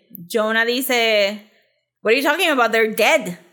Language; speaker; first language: English; non-native, local second language; Spanish